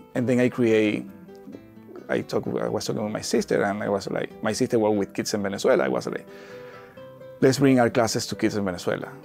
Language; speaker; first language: English; non-native, fluent; Spanish